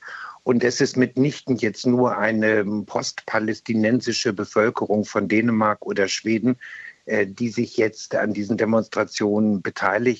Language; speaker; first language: German; native; German